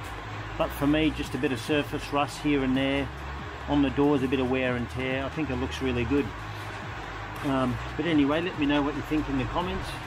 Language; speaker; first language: English; native; English